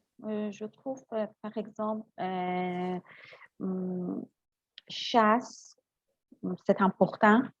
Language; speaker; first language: French; non-native, learner; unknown